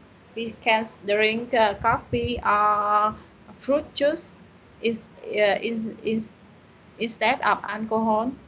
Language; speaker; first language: English; non-native, learner; Vietnamese